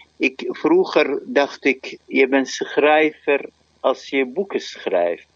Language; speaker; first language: Dutch; non-native, fluent; Arabic